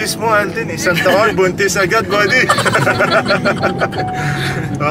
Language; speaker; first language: Filipino; non-native, learner; Arabic